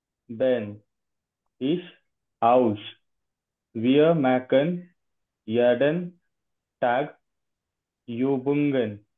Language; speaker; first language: German; non-native, learner; Marathi